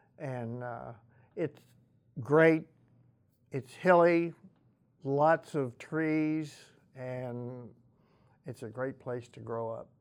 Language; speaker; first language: English; native; English